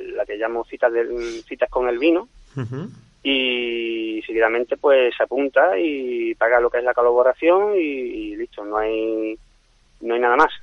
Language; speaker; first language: Spanish; native; Spanish